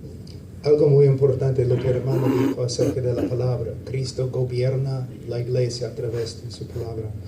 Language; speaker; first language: Spanish; non-native, fluent; English